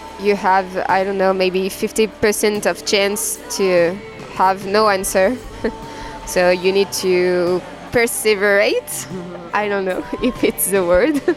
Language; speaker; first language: English; non-native, fluent; French